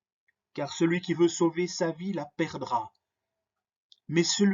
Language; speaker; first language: French; native; French